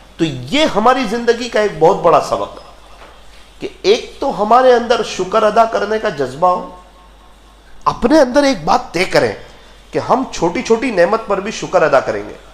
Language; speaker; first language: Urdu; non-native, local second language; Gujarati